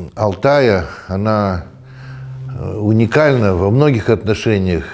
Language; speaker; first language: Russian; native; Russian